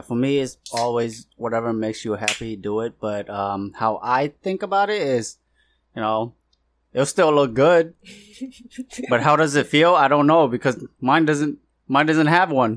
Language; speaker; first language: English; non-native, local second language; Cantonese